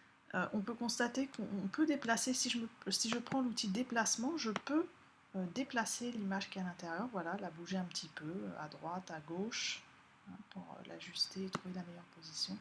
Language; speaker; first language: French; native; French